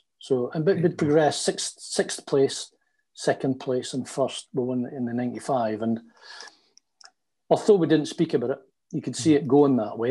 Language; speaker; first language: English; native; English